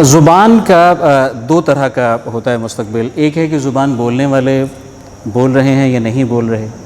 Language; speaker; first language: Urdu; non-native, local second language; Punjabi